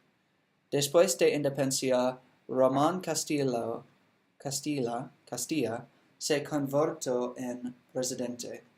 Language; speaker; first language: Spanish; non-native, learner; English